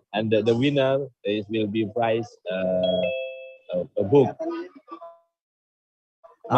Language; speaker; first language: English; non-native, learner; Indonesian